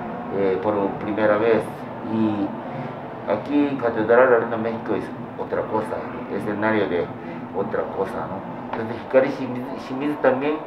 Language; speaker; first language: Spanish; non-native, fluent; Japanese